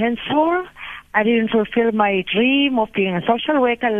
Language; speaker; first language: English; non-native, local second language; Zulu